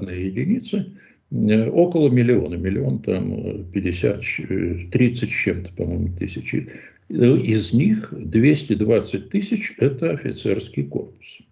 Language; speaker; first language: Russian; native; Russian